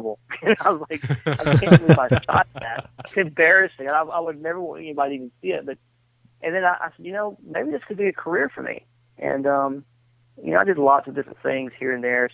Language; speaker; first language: English; native; English